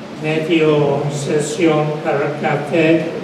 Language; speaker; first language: Spanish; non-native, fluent; English